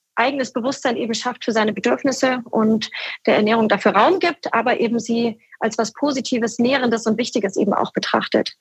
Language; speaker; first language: German; native; German